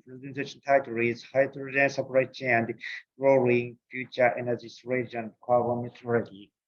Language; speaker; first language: English; non-native, learner; Japanese